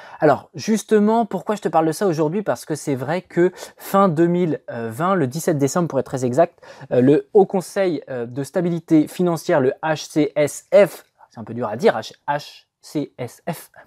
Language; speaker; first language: French; native; French